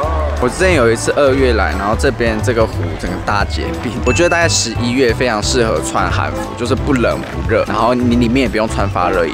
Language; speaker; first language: Chinese; native; Chinese